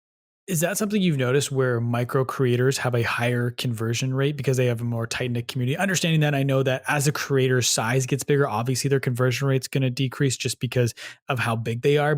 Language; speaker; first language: English; native; English